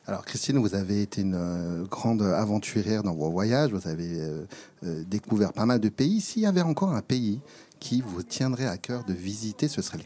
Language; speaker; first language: French; native; French